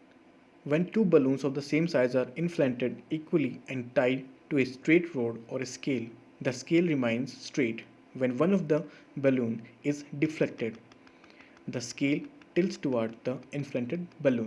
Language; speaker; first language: English; non-native, local second language; Hindi